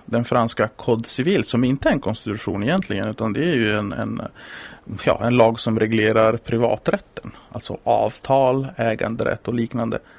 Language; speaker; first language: Swedish; non-native, fluent; Italian